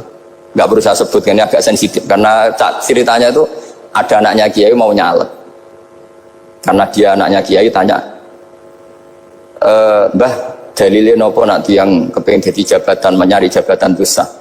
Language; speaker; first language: Indonesian; non-native, local second language; Javanese